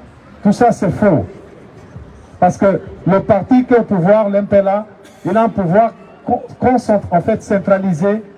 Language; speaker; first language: French; non-native, fluent; Portuguese